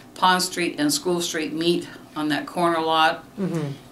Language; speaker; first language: English; native; English